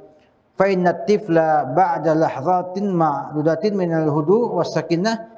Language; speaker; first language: Arabic; non-native, fluent; Indonesian